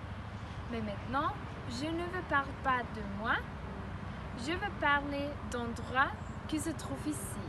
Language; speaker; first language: French; non-native, learner; German